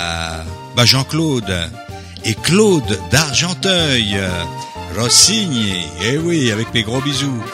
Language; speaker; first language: French; native; French